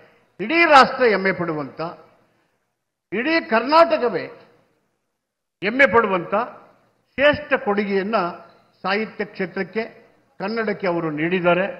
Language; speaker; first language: Kannada; native; Kannada